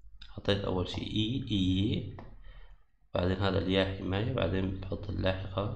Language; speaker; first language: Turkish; non-native, fluent; Arabic